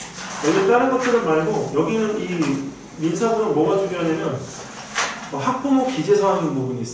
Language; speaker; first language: Korean; native; Korean